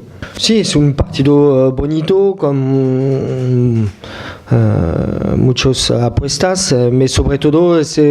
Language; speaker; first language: Spanish; non-native, fluent; French